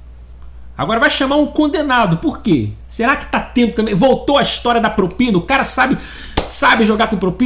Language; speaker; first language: Portuguese; native; Portuguese